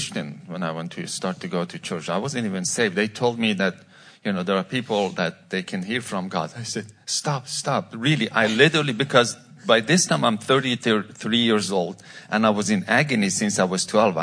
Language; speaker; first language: English; non-native, fluent; Persian